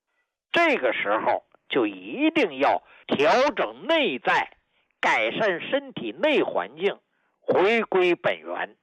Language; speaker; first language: Chinese; native; Chinese